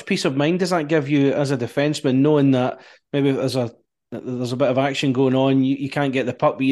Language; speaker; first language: English; native; English